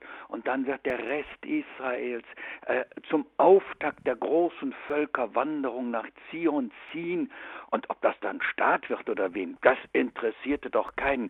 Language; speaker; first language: German; native; German